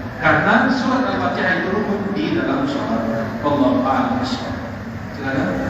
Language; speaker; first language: Indonesian; non-native, fluent; Arabic